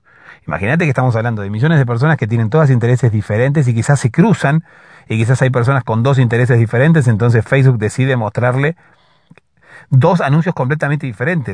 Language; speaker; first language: Spanish; native; Spanish